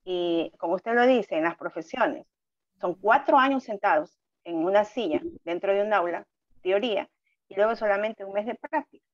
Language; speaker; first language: Spanish; native; Spanish